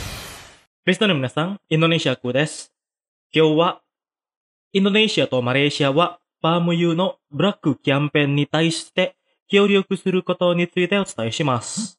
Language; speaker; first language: Japanese; non-native, fluent; Indonesian